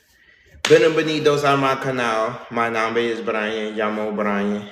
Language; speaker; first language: Spanish; non-native, learner; English